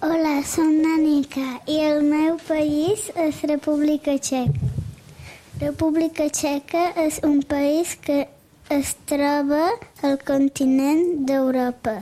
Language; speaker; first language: Catalan; early bilingual, other home language; Czech